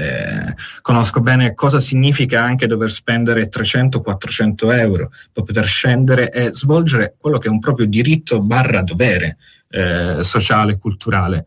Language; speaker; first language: Italian; native; Italian